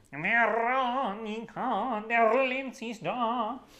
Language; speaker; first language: German; non-native, fluent; English